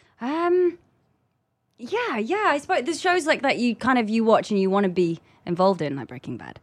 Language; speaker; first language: English; native; English